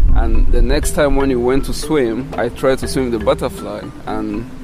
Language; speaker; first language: English; non-native, fluent; Kinyarwanda